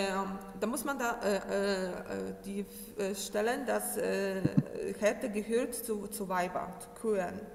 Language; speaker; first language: German; non-native, learner; Polish